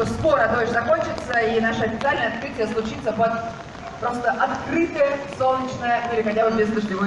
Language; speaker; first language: Russian; native; Russian